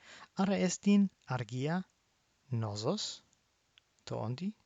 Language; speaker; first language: Greek; non-native, fluent; English